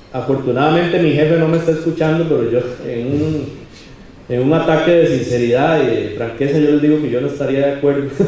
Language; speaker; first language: Spanish; native; Spanish